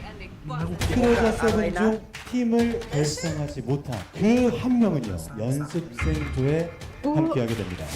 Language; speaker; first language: Korean; native; Korean